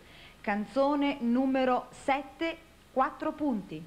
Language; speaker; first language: Italian; native; Italian